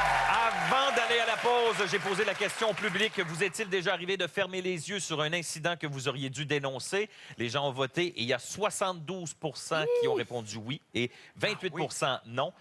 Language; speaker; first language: French; native; French